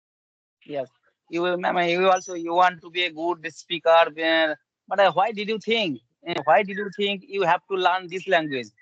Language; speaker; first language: English; non-native, learner; Bangla